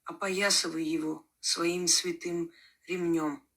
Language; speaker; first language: Russian; native; Russian